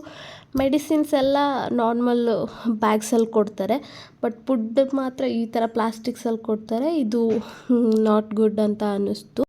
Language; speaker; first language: Kannada; native; Kannada